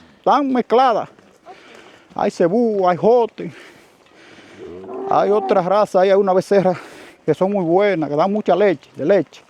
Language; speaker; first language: Spanish; native; Spanish